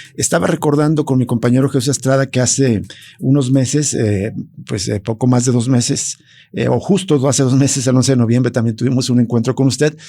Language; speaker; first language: Spanish; native; Spanish